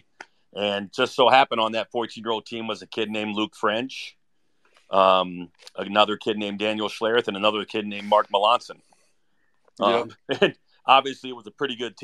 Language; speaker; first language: English; native; English